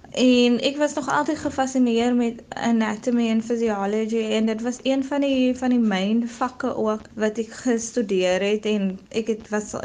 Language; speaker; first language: Afrikaans; native; Afrikaans